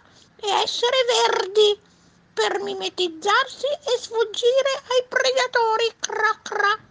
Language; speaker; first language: Italian; native; Italian